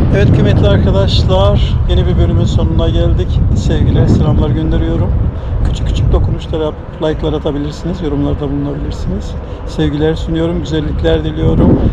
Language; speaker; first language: Turkish; native; Turkish